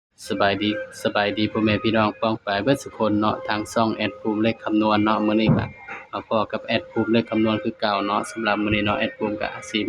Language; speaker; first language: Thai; non-native, local second language; Lao